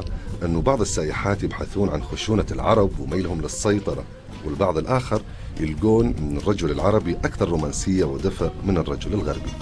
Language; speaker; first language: Arabic; native; Arabic